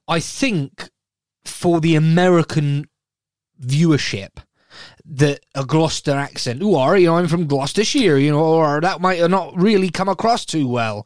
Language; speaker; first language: English; native; English